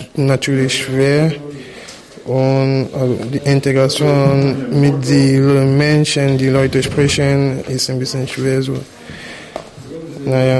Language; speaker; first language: German; non-native, learner; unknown